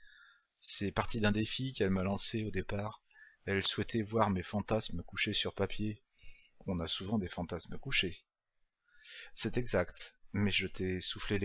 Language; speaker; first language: French; native; French